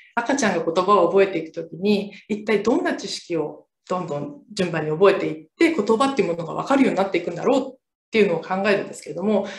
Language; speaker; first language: Japanese; native; Japanese